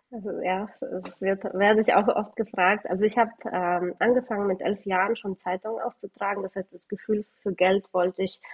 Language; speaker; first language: German; early bilingual, other home language; Russian